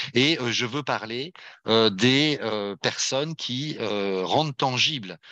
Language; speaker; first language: French; native; French